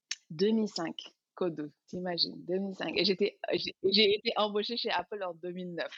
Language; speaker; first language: French; non-native, local second language; Wolof